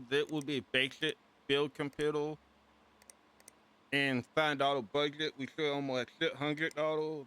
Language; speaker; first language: English; native; English